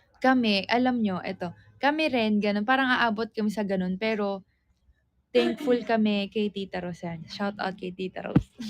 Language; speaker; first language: Filipino; native; Filipino